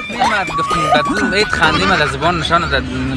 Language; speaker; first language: Persian; native; Persian